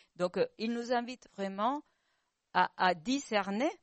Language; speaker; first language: French; non-native, fluent; Spanish